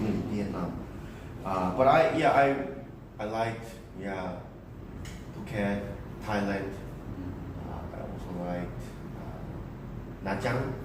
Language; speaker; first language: English; early bilingual, other home language; Korean